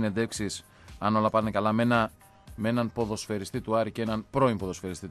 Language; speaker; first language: Greek; native; Greek